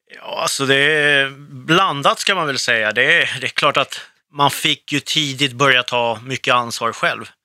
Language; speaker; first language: Swedish; early bilingual, other home language; Arabic